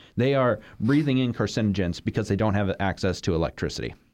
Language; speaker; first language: English; native; English